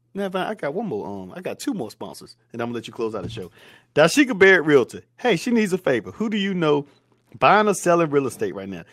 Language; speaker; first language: English; native; English